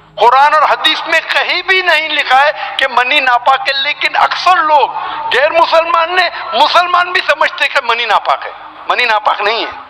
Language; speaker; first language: Urdu; non-native, local second language; Konkani